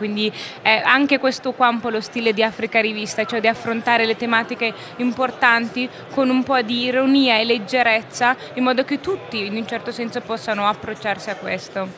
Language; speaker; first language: Italian; early bilingual, other home language; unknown